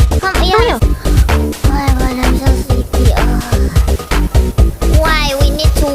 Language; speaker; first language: English; non-native, learner; Indonesian